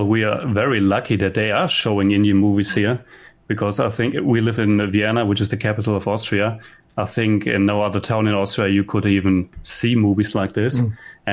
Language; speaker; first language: English; non-native, fluent; German